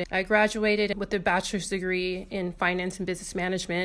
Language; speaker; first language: English; native; English